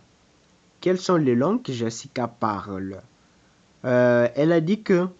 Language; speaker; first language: French; non-native, fluent; Portuguese